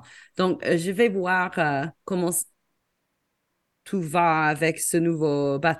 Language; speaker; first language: French; non-native, fluent; English